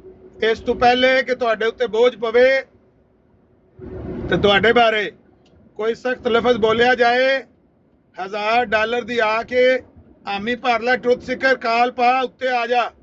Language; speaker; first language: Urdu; non-native, local second language; Punjabi